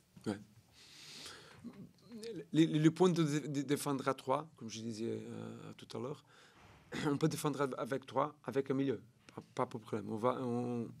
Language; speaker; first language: French; non-native, learner; Portuguese